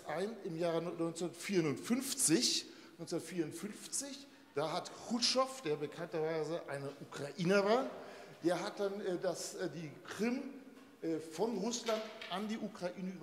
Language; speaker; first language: German; native; German